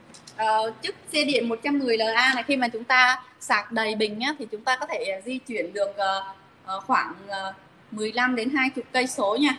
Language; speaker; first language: Vietnamese; native; Vietnamese